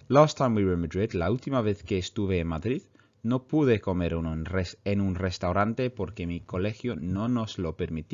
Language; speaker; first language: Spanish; non-native, fluent; English